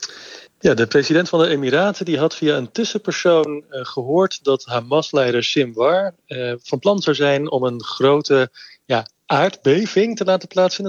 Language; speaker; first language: Dutch; native; Dutch